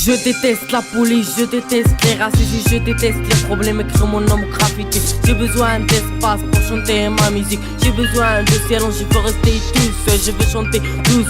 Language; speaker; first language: French; non-native, learner; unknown